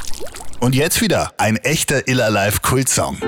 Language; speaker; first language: German; native; German